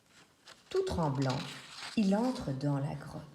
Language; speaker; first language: French; native; French